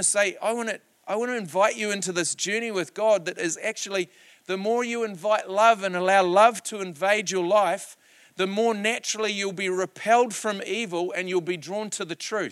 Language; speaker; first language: English; native; English